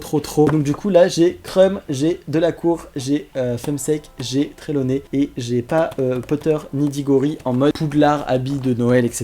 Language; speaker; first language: French; native; French